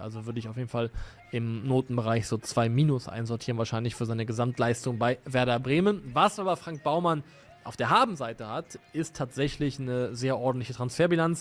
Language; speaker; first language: German; native; German